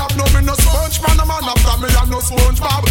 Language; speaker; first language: English; native; English